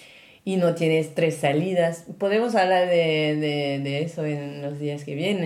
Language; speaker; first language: Spanish; non-native, learner; French